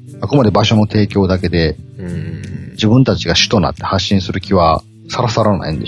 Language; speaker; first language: Japanese; native; Japanese